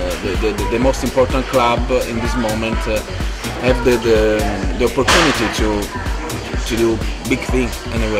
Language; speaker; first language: English; non-native, fluent; Italian